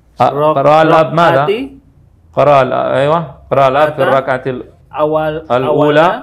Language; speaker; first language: Arabic; non-native, fluent; Indonesian